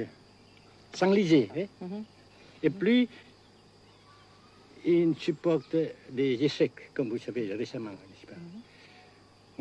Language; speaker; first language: French; non-native, fluent; Vietnamese